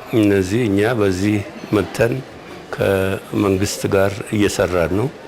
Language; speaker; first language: Amharic; non-native, local second language; Oromo